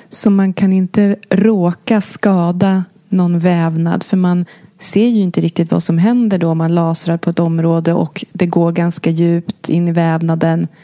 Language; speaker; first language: Swedish; native; Swedish